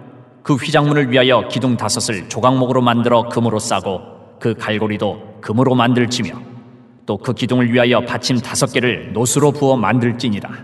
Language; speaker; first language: Korean; native; Korean